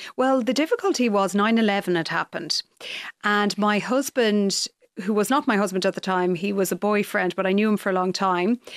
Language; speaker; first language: English; native; English